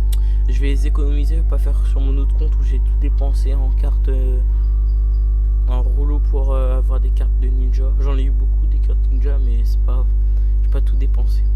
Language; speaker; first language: French; native; French